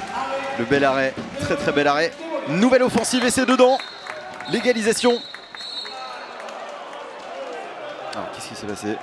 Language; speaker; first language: French; native; French